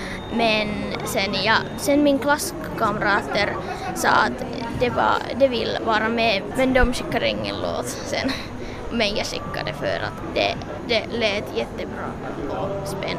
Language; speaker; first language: Swedish; non-native, local second language; Finnish